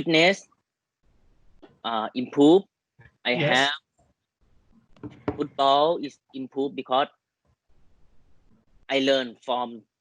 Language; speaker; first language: English; non-native, learner; Thai